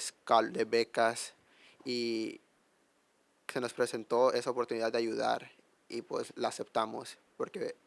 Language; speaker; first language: Spanish; early bilingual, heritage; Spanish